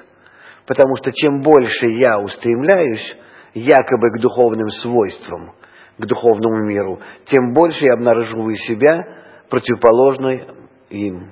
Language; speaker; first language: Russian; native; Russian